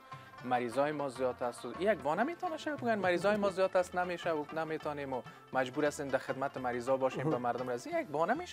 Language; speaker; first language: Persian; native; Persian